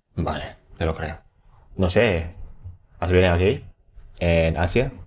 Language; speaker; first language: Spanish; non-native, fluent; Indonesian